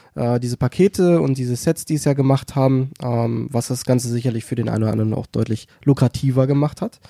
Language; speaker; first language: German; native; German